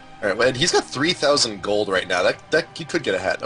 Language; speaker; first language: English; native; English